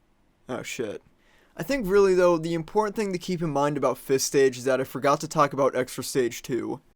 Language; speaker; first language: English; native; English